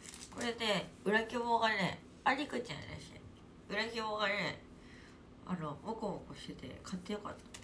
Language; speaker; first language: Japanese; native; Japanese